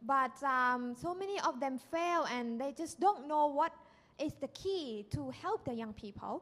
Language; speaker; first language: English; non-native, learner; Thai